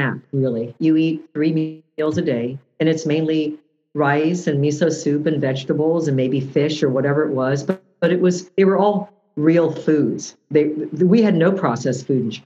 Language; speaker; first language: English; early bilingual, other home language; Japanese